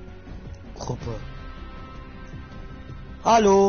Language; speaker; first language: German; non-native, learner; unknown